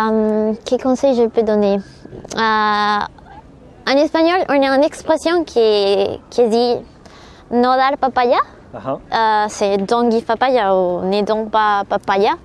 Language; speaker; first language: French; non-native, learner; Spanish